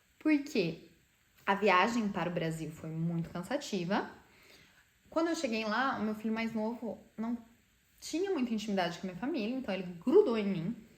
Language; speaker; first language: Portuguese; native; Portuguese